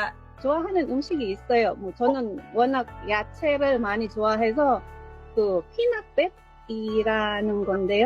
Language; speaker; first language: Korean; non-native, fluent; Filipino